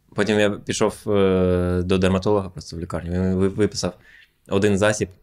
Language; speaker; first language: Ukrainian; non-native, local second language; Russian